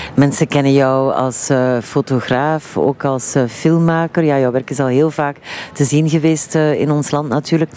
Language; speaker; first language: Dutch; native; Dutch